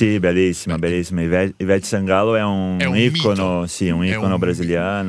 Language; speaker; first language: Italian; non-native, fluent; Portuguese